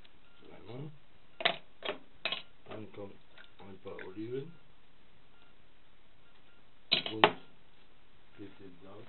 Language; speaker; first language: German; non-native, fluent; Italian